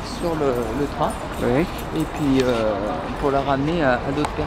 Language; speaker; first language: French; native; French